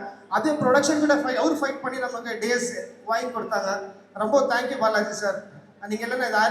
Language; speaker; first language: Tamil; non-native, local second language; Kannada